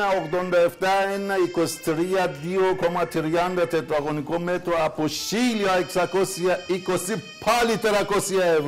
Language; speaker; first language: Greek; non-native, learner; Persian